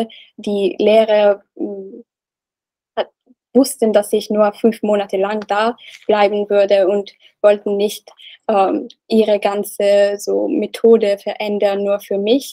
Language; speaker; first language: German; non-native, learner; Italian